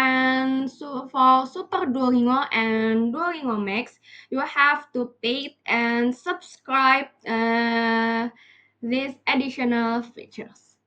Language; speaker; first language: English; non-native, learner; Indonesian